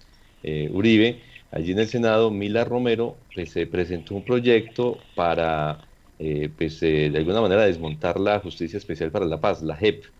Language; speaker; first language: Spanish; native; Spanish